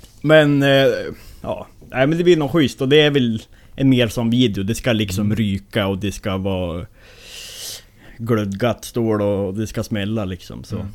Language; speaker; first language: Swedish; native; Swedish